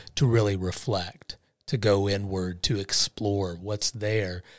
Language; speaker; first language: English; native; English